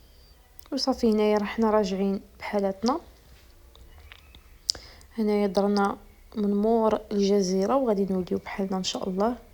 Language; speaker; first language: Arabic; native; Arabic